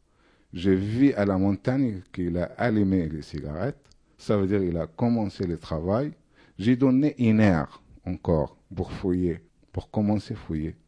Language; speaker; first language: French; non-native, fluent; Arabic